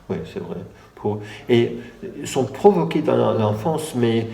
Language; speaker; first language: French; non-native, fluent; English